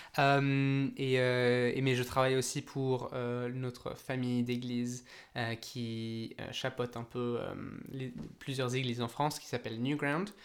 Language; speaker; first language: French; native; French